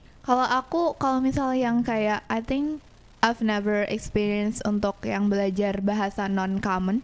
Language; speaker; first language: Indonesian; early bilingual, heritage; Indonesian